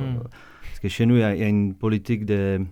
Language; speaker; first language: French; non-native, fluent; Czech